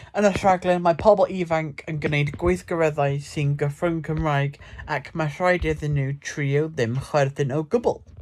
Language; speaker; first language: Welsh; non-native, local second language; English